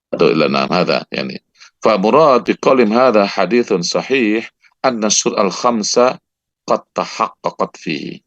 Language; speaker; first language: Arabic; non-native, fluent; Indonesian